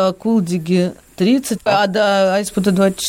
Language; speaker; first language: Russian; native; Russian